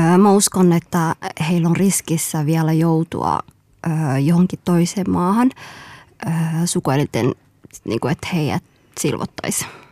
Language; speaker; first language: Finnish; early bilingual, other home language; Somali